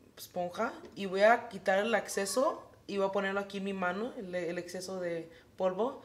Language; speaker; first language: Spanish; early bilingual, other home language; English